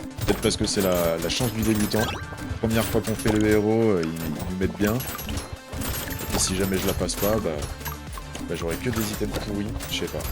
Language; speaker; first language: French; native; French